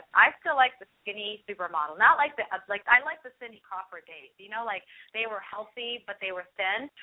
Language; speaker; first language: English; early bilingual, other home language; Hindi